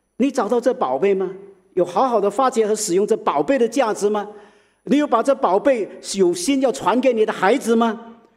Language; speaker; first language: Chinese; early bilingual, heritage; Chinese